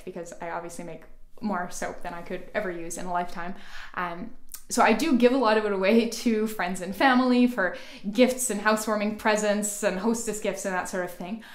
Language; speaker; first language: English; native; English